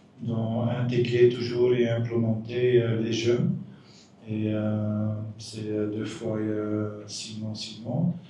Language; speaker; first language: French; non-native, fluent; Dutch